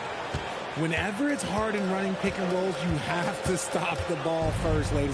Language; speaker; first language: English; native; English